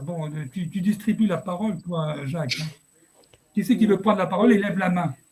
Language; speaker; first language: French; native; French